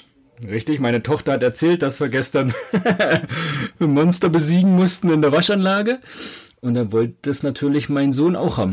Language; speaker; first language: German; native; German